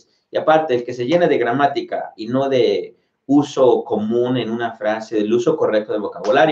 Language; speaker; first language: Spanish; native; Spanish